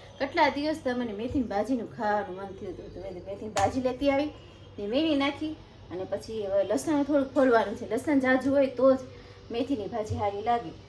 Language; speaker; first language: Gujarati; native; Gujarati